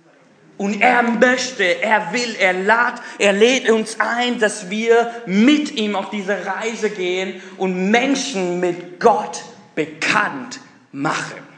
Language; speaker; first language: German; non-native, fluent; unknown